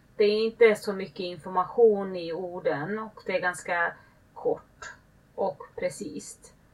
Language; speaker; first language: Swedish; early bilingual, other home language; Finnish